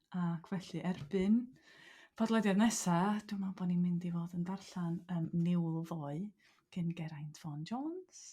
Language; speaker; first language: Welsh; native; Welsh